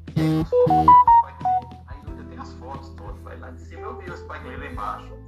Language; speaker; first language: Portuguese; native; Portuguese